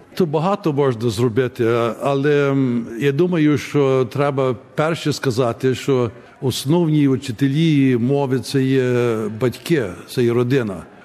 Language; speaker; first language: Ukrainian; early bilingual, heritage; Ukrainian